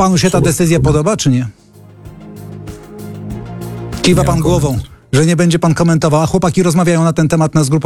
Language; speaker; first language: Polish; native; Polish